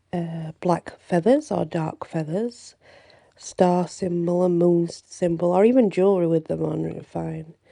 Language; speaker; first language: English; native; English